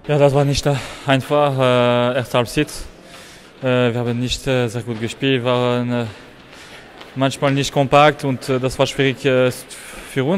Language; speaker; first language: German; non-native, learner; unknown